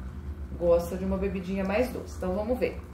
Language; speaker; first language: Portuguese; native; Portuguese